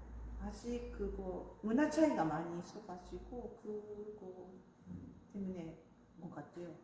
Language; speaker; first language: Korean; non-native, fluent; Japanese